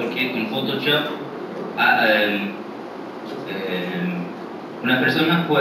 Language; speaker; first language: Spanish; early bilingual, heritage; English